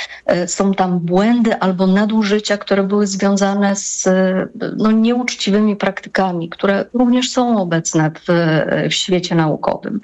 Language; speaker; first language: Polish; native; Polish